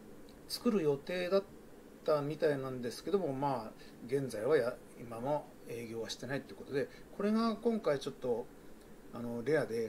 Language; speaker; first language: Japanese; native; Japanese